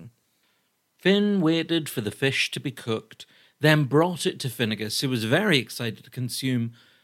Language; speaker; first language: English; native; English